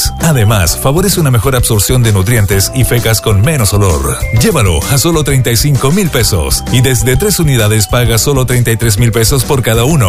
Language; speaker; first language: Spanish; native; Spanish